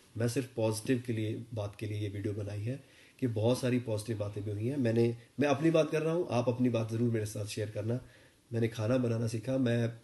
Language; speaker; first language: Hindi; non-native, local second language; Punjabi